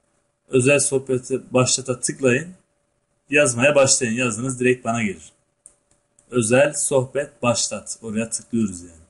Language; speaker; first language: Turkish; native; Turkish